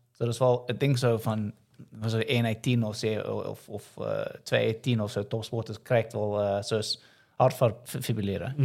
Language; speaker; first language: Dutch; non-native, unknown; English